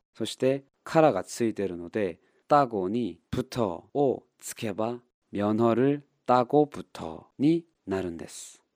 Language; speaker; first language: Japanese; non-native, fluent; Korean